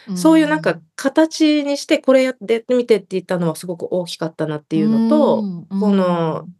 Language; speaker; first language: Japanese; native; Japanese